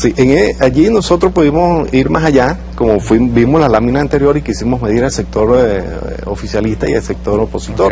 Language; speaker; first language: Spanish; native; Spanish